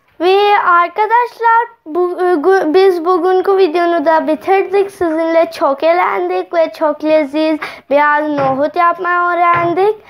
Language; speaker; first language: Turkish; non-native, learner; Urdu